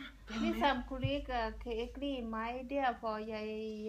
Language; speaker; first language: Danish; non-native, learner; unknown